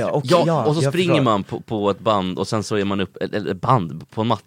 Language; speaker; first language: Swedish; native; Swedish